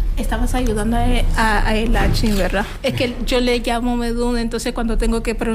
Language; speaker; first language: Spanish; non-native, fluent; Portuguese